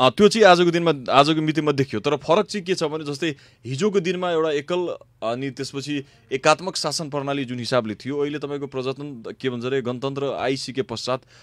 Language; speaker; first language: Nepali; non-native, local second language; Maithili